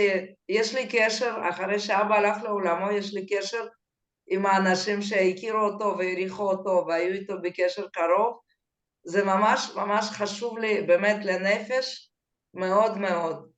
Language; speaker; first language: Hebrew; non-native, fluent; Russian